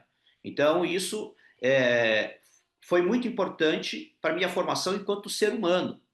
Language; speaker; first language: Portuguese; non-native, local second language; Ukrainian